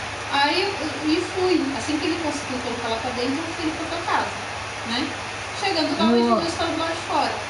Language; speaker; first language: Portuguese; native; Portuguese